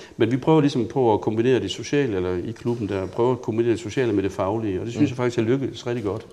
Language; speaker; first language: Danish; native; Danish